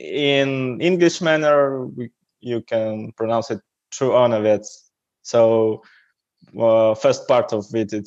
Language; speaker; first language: English; non-native, learner; Russian